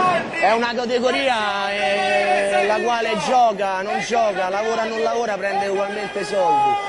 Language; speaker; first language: Italian; native; Italian